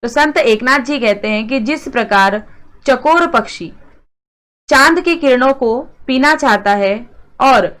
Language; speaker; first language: Hindi; non-native, local second language; Marathi